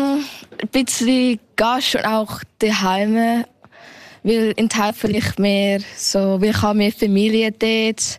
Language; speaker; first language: German; early bilingual, heritage; Thai